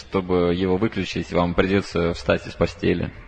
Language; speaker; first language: Russian; native; Russian